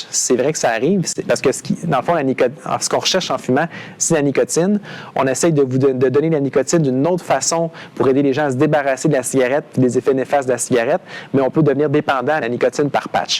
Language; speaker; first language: French; native; French